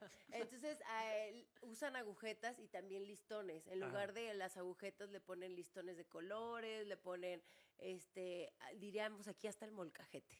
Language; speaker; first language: Spanish; native; Spanish